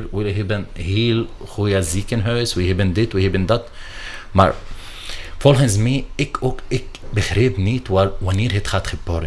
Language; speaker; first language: Dutch; non-native, learner; Arabic